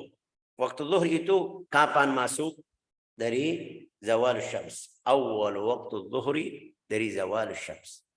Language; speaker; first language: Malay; non-native, fluent; Arabic